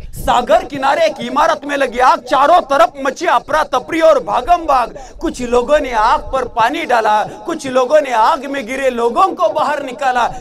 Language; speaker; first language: Hindi; non-native, local second language; Marathi